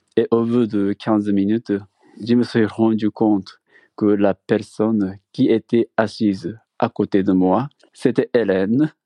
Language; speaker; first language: French; non-native, fluent; Japanese